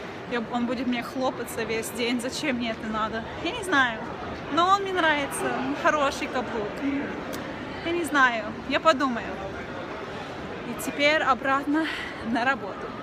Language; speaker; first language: Russian; early bilingual, heritage; Russian